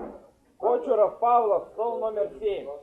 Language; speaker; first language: Russian; native; Russian